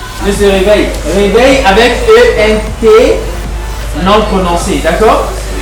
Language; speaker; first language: French; non-native, fluent; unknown